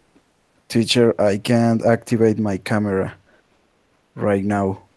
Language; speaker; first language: English; non-native, learner; Spanish